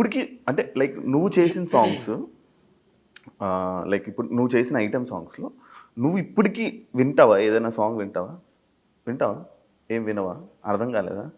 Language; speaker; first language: Telugu; native; Telugu